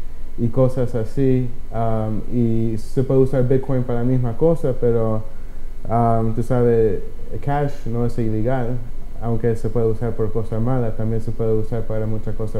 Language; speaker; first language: Spanish; early bilingual, heritage; Spanish